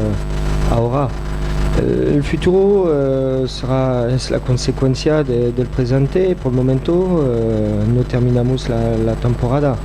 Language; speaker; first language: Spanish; non-native, fluent; French